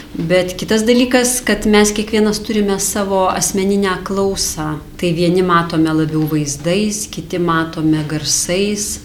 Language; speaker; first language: Lithuanian; native; Lithuanian